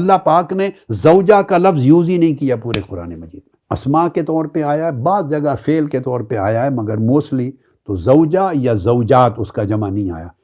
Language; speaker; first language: Urdu; non-native, local second language; Punjabi